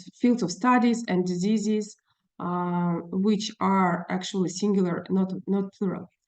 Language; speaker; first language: English; non-native, fluent; Russian